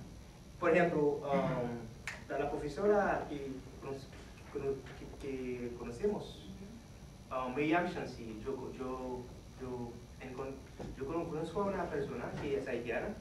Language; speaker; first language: Spanish; non-native, fluent; Haitian Creole